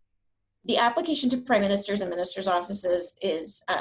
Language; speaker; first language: English; native; English